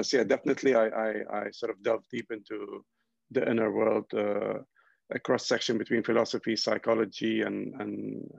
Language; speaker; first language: English; non-native, local second language; Arabic